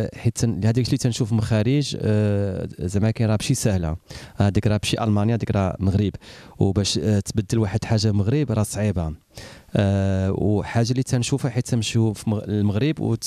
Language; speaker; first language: Arabic; early bilingual, heritage; Arabic